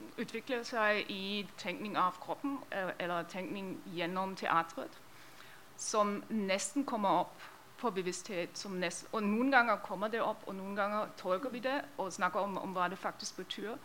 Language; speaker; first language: Norwegian; non-native, fluent; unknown